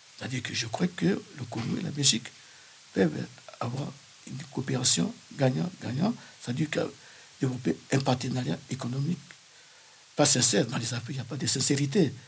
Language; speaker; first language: French; non-native, local second language; Kongo